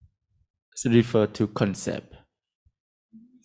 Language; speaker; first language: English; non-native, learner; Thai